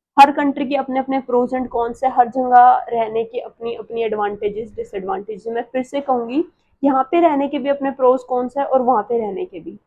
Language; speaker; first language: Hindi; native; Hindi